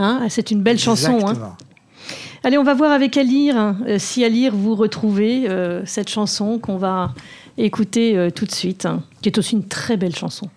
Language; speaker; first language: French; native; French